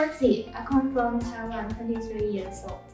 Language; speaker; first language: English; non-native, learner; Chinese